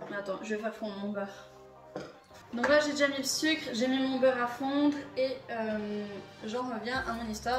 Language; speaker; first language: French; native; French